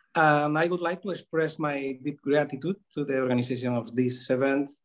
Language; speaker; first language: English; non-native, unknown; Spanish